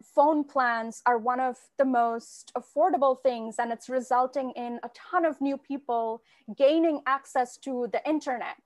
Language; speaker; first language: English; non-native, local second language; Bangla